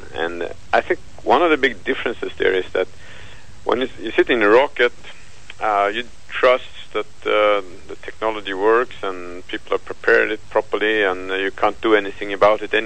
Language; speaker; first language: English; non-native, fluent; Swedish